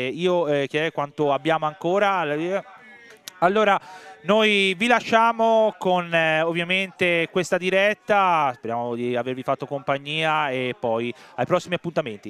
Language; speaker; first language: Italian; native; Italian